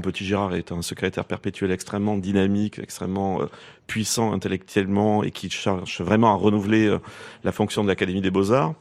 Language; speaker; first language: French; native; French